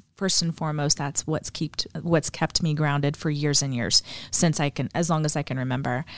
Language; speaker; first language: English; native; English